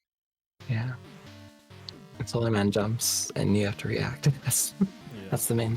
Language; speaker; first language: English; native; English